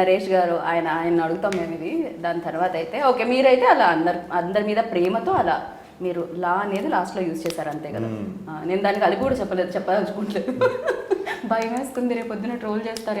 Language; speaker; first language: Telugu; native; Telugu